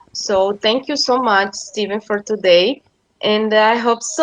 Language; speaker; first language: English; non-native, fluent; Portuguese